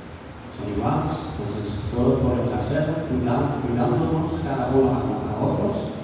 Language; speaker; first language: Spanish; non-native, fluent; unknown